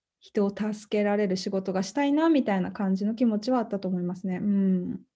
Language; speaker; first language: Japanese; native; Japanese